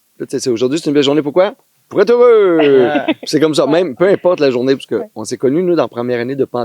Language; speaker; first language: French; native; French